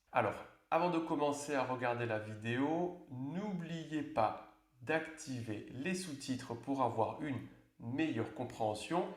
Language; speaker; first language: French; native; French